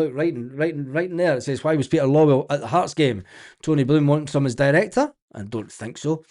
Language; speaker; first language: English; native; English